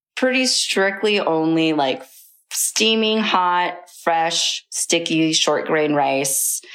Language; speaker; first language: English; early bilingual, other home language; Chinese